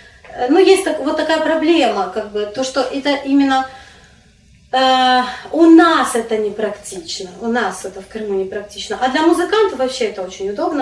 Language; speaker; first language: Russian; non-native, local second language; Crimean Tatar